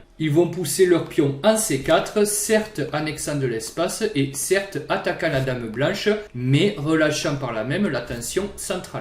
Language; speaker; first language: French; native; French